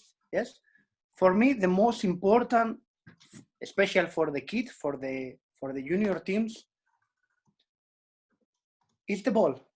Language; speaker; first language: English; non-native, learner; Spanish